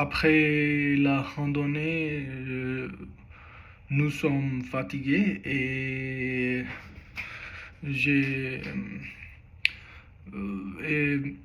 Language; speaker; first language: French; non-native, learner; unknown